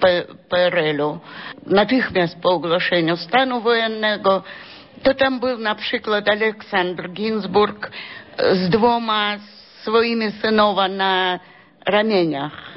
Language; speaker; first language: Polish; non-native, fluent; Russian